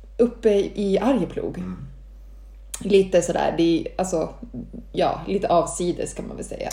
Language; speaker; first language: Swedish; native; Swedish